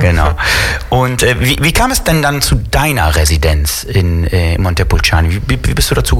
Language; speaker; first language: German; native; German